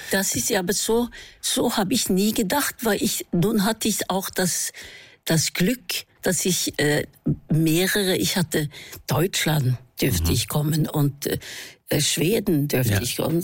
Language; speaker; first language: German; non-native, fluent; Norwegian